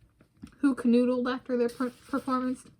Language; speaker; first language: English; native; English